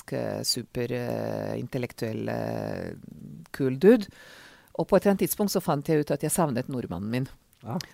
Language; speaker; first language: Norwegian; non-native, fluent; Serbian